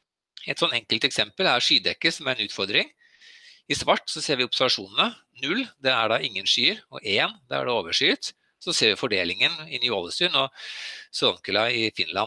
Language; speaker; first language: Norwegian; native; Norwegian